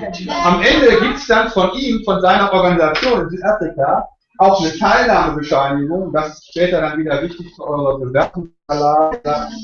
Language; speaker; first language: German; native; German